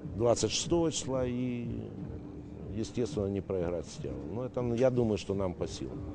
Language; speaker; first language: Russian; native; Russian